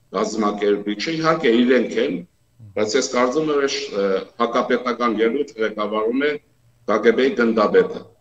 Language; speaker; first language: Armenian; native; Armenian